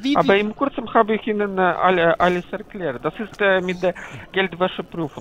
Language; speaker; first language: German; non-native, fluent; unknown